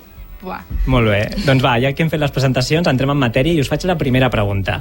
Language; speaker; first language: Catalan; native; Catalan